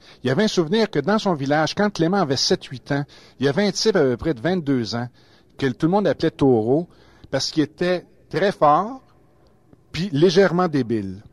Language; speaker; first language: French; native; French